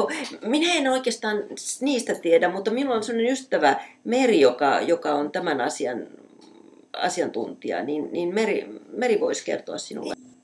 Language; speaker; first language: Finnish; native; Finnish